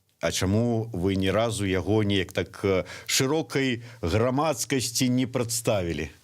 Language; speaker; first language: Belarusian; non-native, local second language; Russian